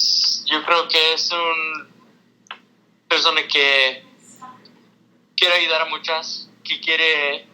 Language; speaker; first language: Spanish; early bilingual, heritage; Spanish